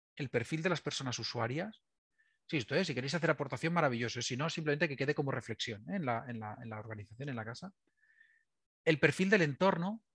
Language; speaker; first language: Spanish; native; Spanish